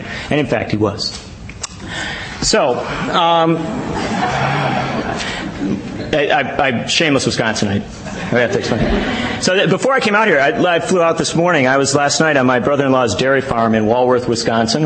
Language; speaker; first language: English; native; English